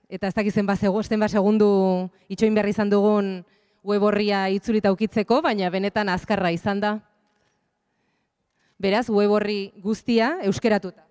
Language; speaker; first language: Basque; native; Basque